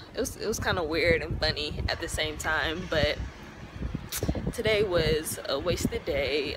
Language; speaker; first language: English; native; English